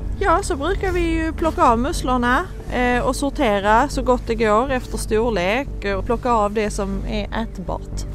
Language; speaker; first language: Swedish; native; Swedish